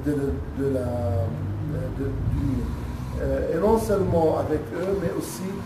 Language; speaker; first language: French; non-native, local second language; Arabic